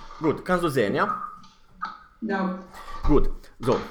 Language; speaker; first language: German; non-native, fluent; Romanian